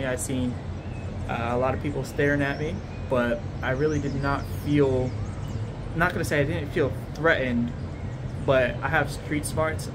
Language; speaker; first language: English; native; English